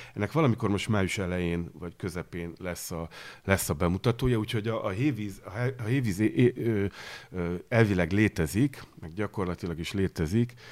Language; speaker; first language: Hungarian; native; Hungarian